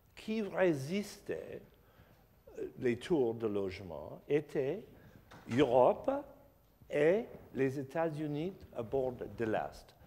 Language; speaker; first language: French; non-native, learner; English